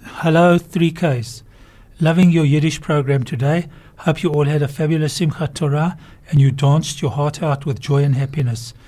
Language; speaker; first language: English; native; English